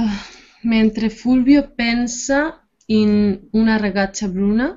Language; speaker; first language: Italian; non-native, learner; Spanish